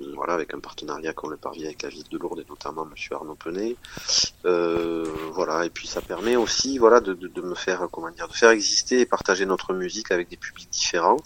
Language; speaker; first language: French; native; French